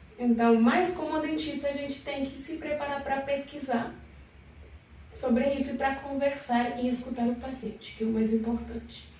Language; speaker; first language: Portuguese; non-native, fluent; Spanish